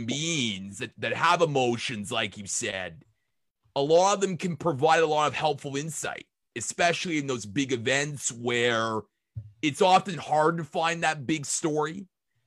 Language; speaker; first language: English; native; English